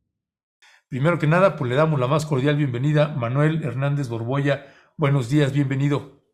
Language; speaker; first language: Spanish; native; Spanish